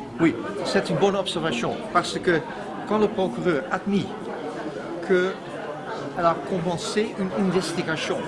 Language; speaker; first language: French; non-native, fluent; Dutch